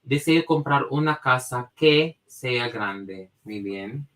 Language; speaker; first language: Spanish; non-native, fluent; Filipino